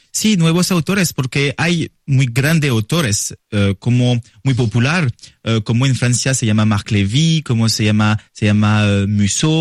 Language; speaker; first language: Spanish; non-native, learner; French